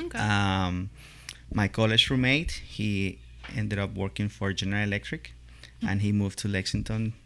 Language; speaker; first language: English; non-native, fluent; Spanish